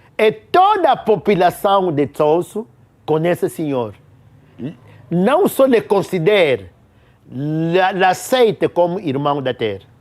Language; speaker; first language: Portuguese; non-native, local second language; Kongo